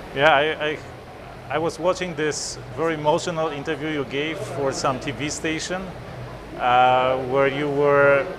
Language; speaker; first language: English; non-native, fluent; Polish